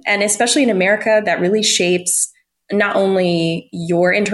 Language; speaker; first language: English; native; English